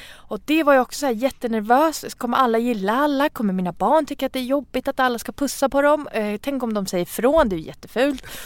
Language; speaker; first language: Swedish; early bilingual, other home language; Persian